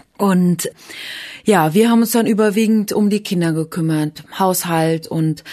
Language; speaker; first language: German; native; German